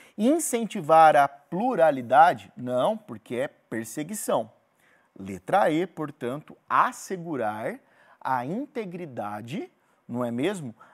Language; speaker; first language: Portuguese; native; Portuguese